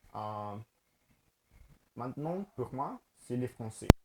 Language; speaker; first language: French; non-native, learner; Spanish